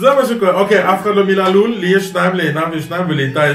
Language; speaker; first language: Hebrew; native; Hebrew